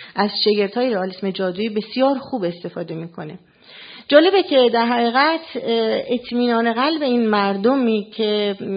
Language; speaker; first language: Persian; native; Persian